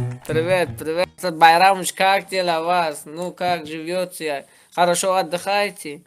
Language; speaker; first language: Russian; non-native, learner; Turkmen